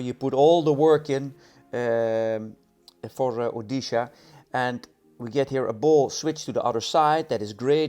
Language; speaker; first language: English; non-native, fluent; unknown